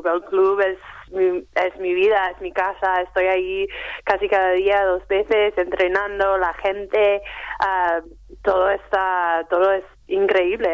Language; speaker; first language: Spanish; non-native, fluent; English